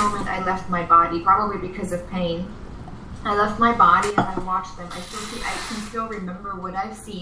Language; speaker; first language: English; non-native, fluent; German